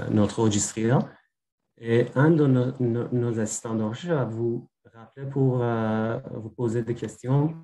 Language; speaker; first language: French; non-native, fluent; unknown